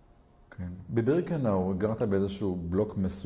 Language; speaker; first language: Hebrew; native; Hebrew